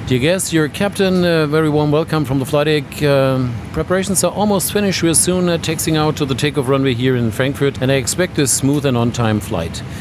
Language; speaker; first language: English; non-native, fluent; German